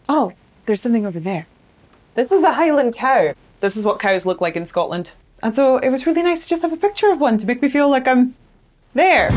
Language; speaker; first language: English; native; English